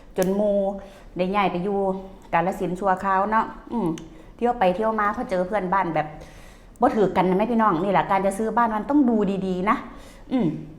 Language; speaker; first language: Thai; native; Thai